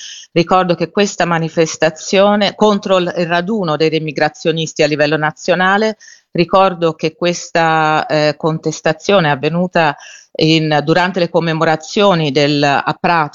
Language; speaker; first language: Italian; native; Italian